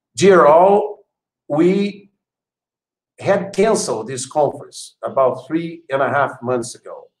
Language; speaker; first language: English; non-native, fluent; Portuguese